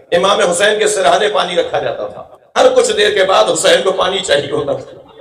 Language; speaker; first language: Urdu; non-native, local second language; Sindhi